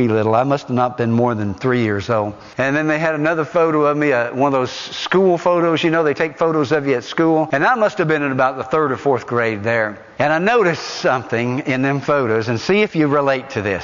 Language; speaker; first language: English; native; English